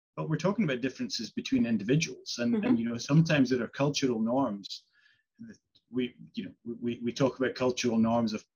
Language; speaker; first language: English; native; English